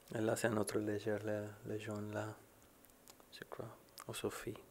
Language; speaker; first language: French; non-native, learner; Spanish